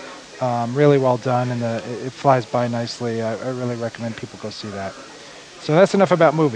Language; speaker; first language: English; native; English